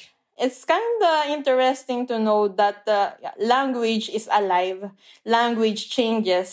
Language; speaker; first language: English; non-native, local second language; Filipino